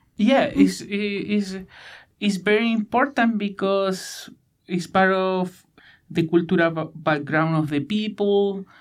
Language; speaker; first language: English; non-native, learner; Spanish